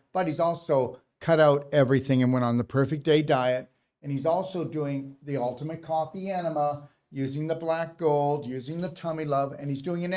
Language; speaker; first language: English; native; English